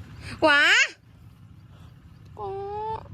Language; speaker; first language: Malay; non-native, local second language; Javanese